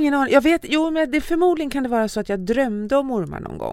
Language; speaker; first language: Swedish; native; Swedish